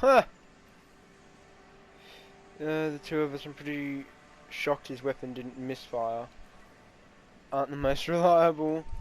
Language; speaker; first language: English; native; English